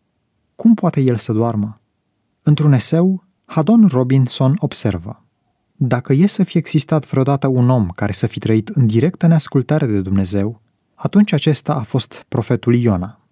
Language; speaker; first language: Romanian; native; Romanian